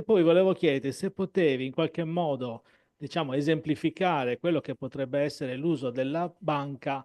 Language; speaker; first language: Italian; native; Italian